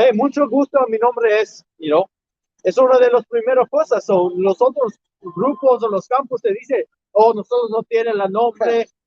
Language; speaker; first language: Spanish; non-native, learner; English